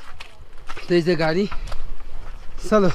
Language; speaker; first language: Hindi; non-native, learner; Bangla